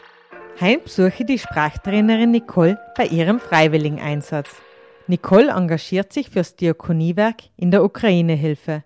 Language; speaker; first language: German; native; German